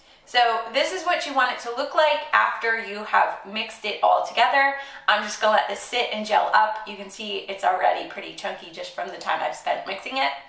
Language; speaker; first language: English; native; English